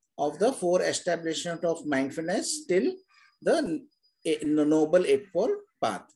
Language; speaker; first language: English; non-native, local second language; Hindi